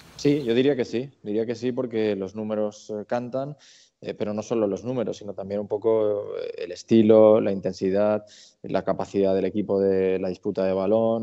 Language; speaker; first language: Spanish; native; Spanish